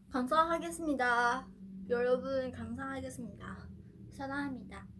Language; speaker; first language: Korean; non-native, learner; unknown